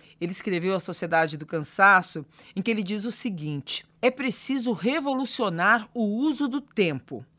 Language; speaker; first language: Portuguese; native; Portuguese